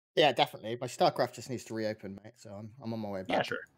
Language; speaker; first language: English; native; English